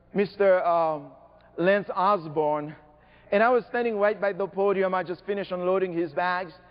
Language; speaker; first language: English; non-native, fluent; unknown